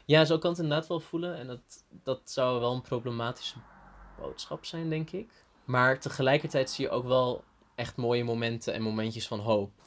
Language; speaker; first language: Dutch; early bilingual, heritage; Dutch